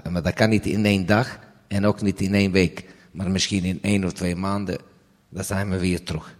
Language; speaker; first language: Dutch; non-native, fluent; Serbian